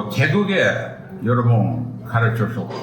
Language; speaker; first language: Korean; non-native, fluent; English